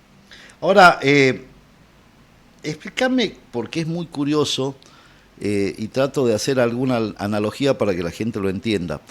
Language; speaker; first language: Spanish; native; Spanish